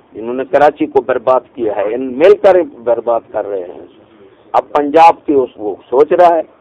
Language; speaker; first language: Urdu; non-native, local second language; Punjabi